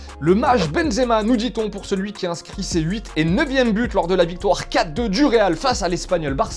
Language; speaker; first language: French; native; French